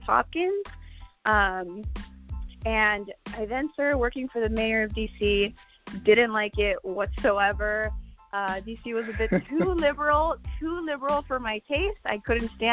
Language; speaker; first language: English; native; English